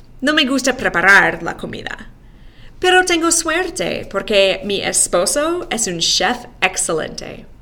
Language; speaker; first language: Spanish; non-native, fluent; English